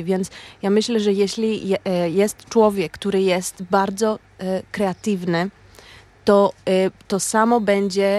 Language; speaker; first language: Polish; non-native, learner; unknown